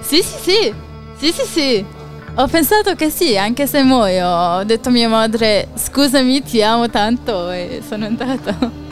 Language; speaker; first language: Italian; non-native, fluent; Arabic